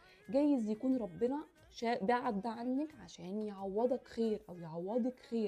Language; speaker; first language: Arabic; native; Arabic